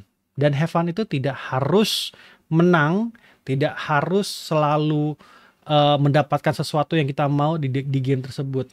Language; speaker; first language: Indonesian; native; Indonesian